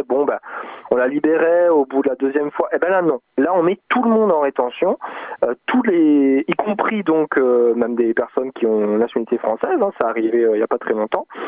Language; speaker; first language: French; native; French